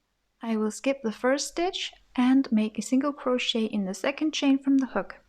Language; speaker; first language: English; non-native, fluent; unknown